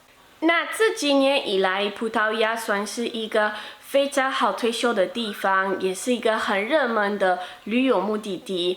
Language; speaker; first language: Chinese; non-native, fluent; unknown